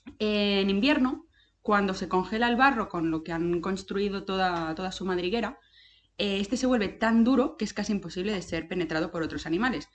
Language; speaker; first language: Spanish; native; Spanish